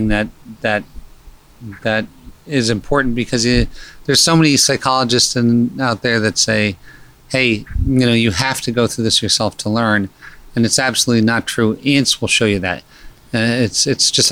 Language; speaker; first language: English; native; English